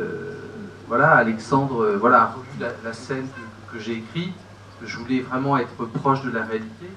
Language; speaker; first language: French; native; French